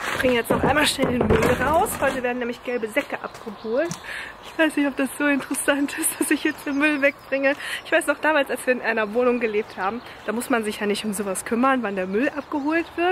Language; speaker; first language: German; native; German